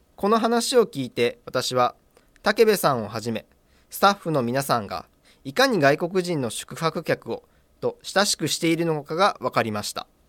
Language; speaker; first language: Japanese; native; Japanese